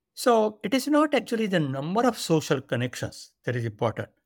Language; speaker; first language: English; non-native, local second language; Marathi